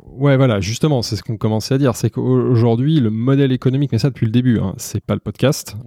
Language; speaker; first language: French; native; French